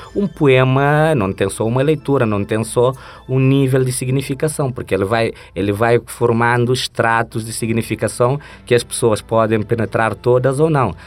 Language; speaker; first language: Portuguese; non-native, local second language; Kabuverdianu